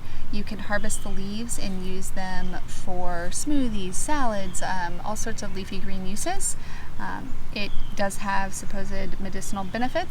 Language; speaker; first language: English; native; English